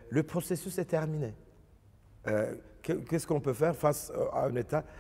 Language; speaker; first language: English; non-native, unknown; Turkish